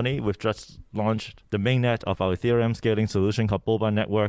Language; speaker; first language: English; early bilingual, other home language; Cantonese